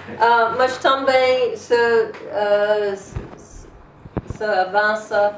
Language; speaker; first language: Portuguese; non-native, learner; English